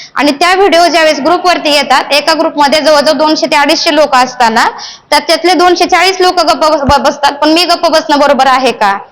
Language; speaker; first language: Marathi; native; Marathi